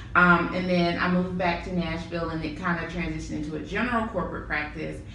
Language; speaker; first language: English; native; English